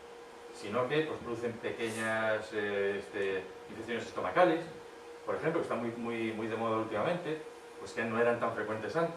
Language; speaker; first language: Spanish; native; Spanish